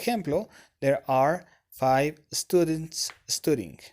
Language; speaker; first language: English; non-native, fluent; Spanish